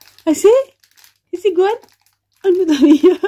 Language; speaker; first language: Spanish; non-native, fluent; Filipino